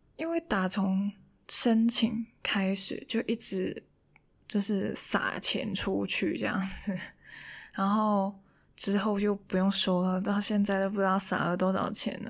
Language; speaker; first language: Chinese; non-native, local second language; Cantonese